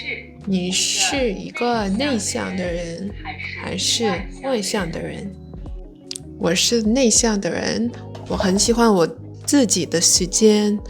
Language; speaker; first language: Chinese; non-native, learner; Vietnamese